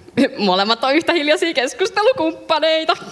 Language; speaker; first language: Finnish; native; Finnish